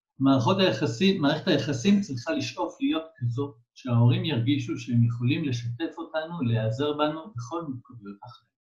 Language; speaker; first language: Hebrew; native; Hebrew